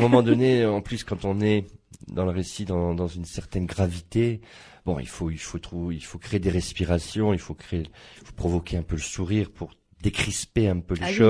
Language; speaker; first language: French; native; French